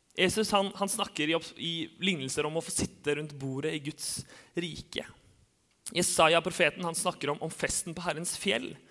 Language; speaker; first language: Norwegian; native; Norwegian